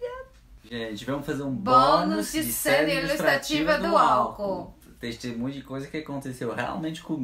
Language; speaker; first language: Portuguese; non-native, fluent; French